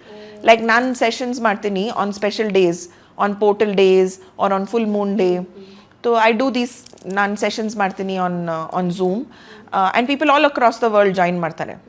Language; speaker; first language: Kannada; non-native, local second language; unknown